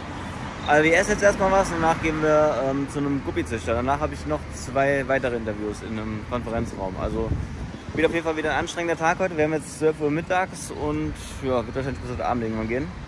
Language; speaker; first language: German; native; German